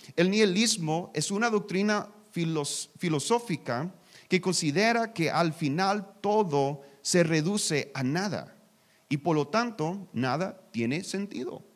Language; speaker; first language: Spanish; non-native, learner; English